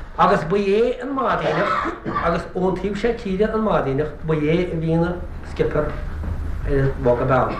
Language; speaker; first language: Irish; native; Irish